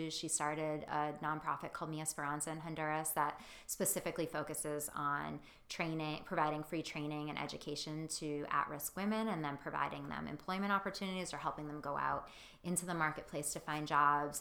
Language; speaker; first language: English; native; English